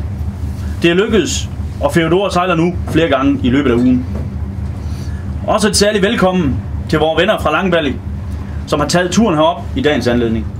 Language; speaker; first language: Danish; native; Danish